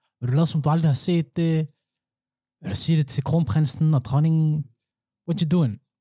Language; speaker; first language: Danish; early bilingual, other home language; Somali